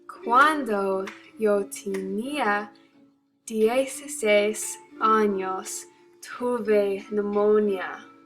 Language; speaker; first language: Spanish; non-native, learner; English